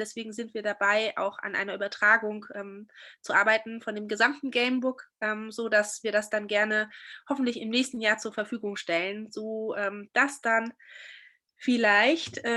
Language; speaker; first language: German; native; German